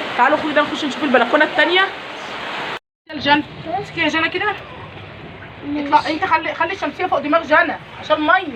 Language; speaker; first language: Arabic; native; Arabic